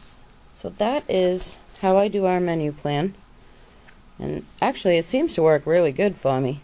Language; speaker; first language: English; native; English